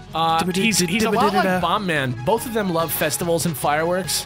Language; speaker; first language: English; native; English